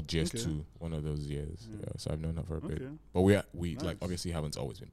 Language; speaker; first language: English; non-native, local second language; Yoruba